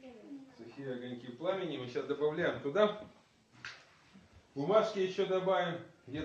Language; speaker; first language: Russian; native; Russian